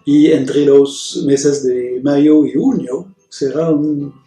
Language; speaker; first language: Spanish; non-native, fluent; French